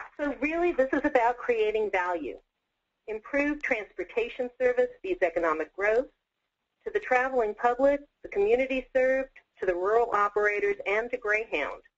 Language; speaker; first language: English; native; English